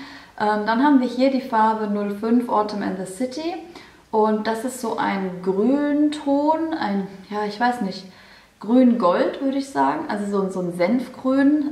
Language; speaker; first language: German; native; German